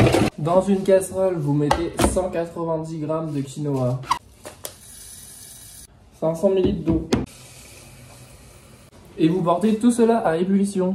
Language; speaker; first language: French; native; French